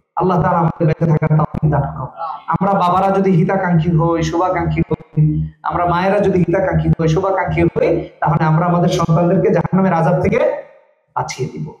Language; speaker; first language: Bangla; native; Bangla